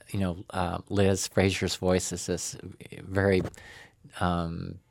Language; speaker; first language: English; native; English